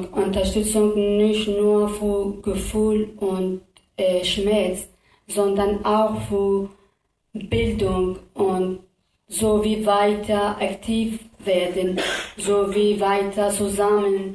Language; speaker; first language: German; non-native, learner; Kurdish